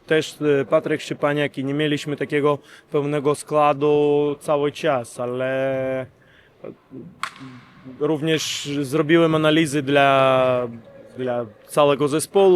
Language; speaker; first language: Polish; non-native, learner; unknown